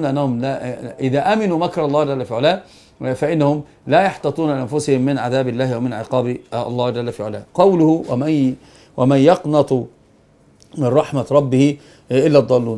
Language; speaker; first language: Arabic; native; Arabic